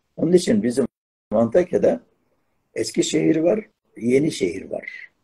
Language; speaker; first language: Turkish; non-native, local second language; Arabic